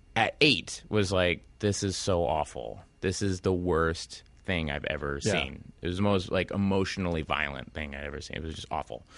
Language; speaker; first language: English; native; English